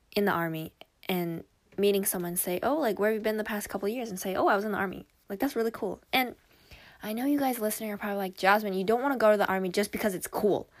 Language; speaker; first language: English; early bilingual, other home language; Korean